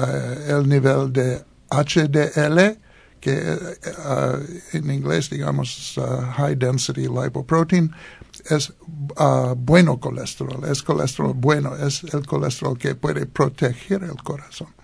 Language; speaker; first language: Spanish; non-native, learner; English